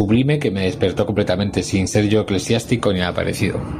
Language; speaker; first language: Spanish; native; Spanish